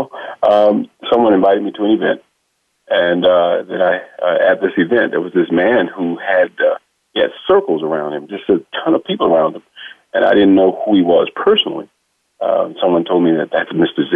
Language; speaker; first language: English; native; English